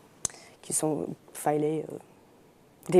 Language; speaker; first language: French; non-native, fluent; English